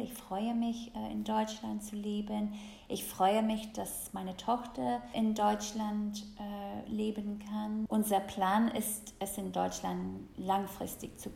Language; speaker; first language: German; non-native, fluent; English